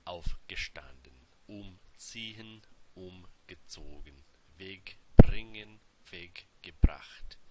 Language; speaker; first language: German; non-native, fluent; English